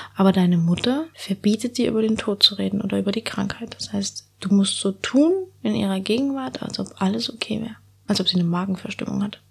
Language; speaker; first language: German; early bilingual, heritage; Spanish